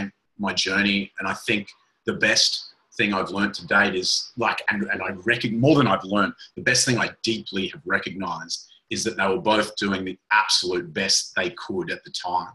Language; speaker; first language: English; native; English